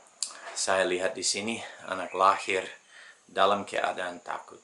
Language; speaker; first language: Indonesian; non-native, fluent; English